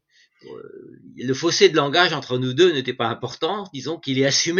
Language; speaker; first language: French; native; French